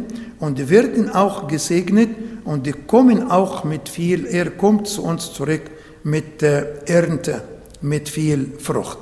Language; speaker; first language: German; non-native, fluent; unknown